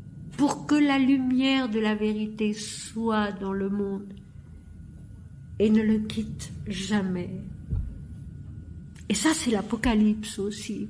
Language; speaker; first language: French; native; French